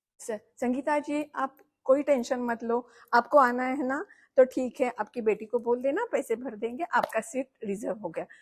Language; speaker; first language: Hindi; non-native, local second language; Marathi